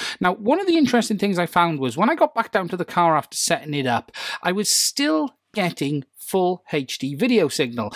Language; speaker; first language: English; native; English